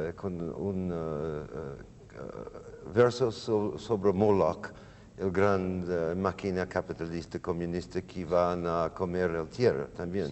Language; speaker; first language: Spanish; non-native, learner; English